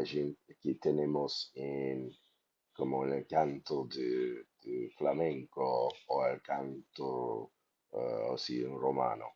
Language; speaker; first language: Spanish; non-native, fluent; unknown